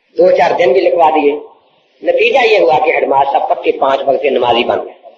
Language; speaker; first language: Urdu; native; Urdu